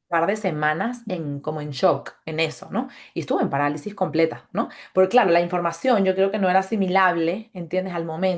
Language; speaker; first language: Spanish; native; Spanish